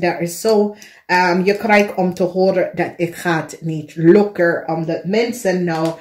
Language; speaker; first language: Dutch; non-native, learner; English